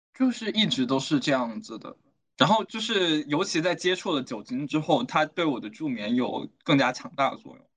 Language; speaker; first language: Chinese; native; Chinese